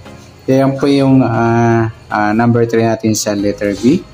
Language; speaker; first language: Filipino; native; Filipino